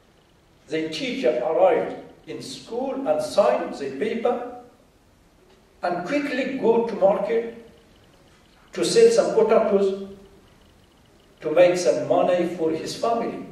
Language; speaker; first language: English; non-native, fluent; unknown